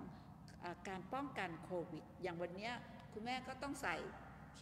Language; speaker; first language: Thai; native; Thai